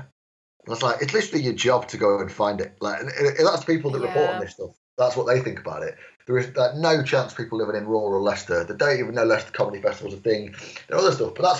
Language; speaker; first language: English; native; English